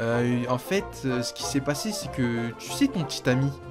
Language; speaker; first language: French; native; French